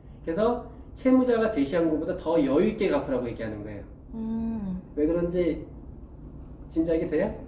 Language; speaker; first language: Korean; native; Korean